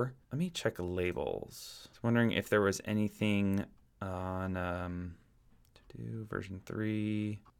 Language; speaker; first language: English; native; English